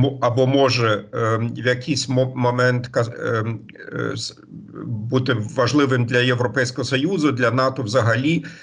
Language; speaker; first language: Ukrainian; non-native, fluent; German